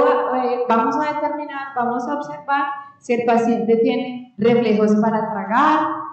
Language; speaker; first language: Spanish; native; Spanish